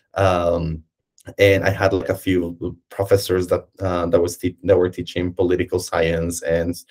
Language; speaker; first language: English; non-native, fluent; Spanish